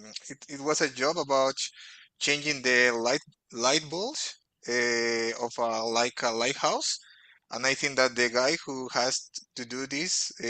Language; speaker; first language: English; non-native, fluent; Portuguese